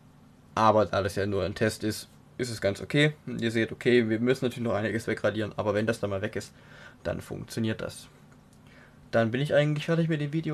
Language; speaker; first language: German; native; German